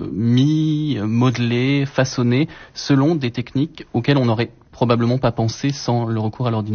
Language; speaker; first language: French; native; French